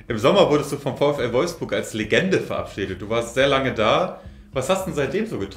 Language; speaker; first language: German; native; German